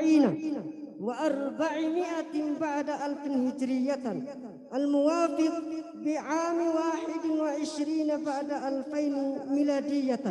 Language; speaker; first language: Arabic; non-native, fluent; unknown